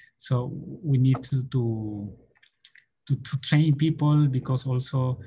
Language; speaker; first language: English; non-native, learner; Spanish